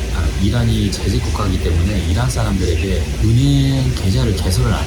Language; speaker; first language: Korean; native; Korean